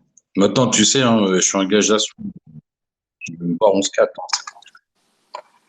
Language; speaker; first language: French; native; French